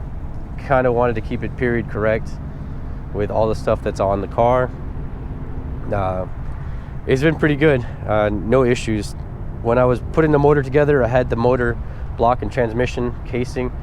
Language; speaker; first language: English; native; English